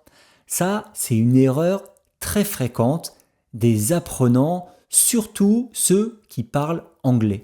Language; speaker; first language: French; native; French